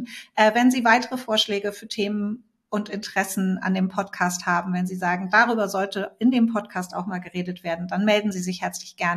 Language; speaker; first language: German; native; German